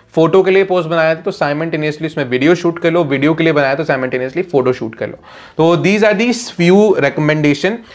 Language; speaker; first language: Hindi; native; Hindi